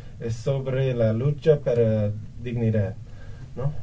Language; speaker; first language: Spanish; non-native, learner; English